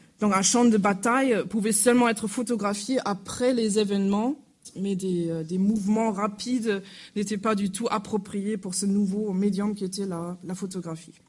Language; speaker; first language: French; non-native, fluent; German